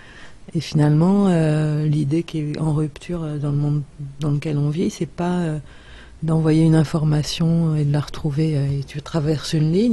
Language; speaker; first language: French; native; French